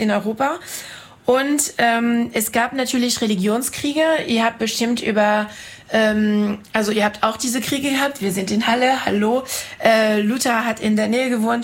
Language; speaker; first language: German; non-native, fluent; French